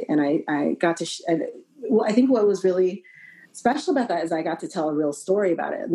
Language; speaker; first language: English; early bilingual, other home language; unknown